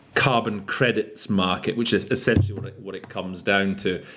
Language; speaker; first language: English; native; English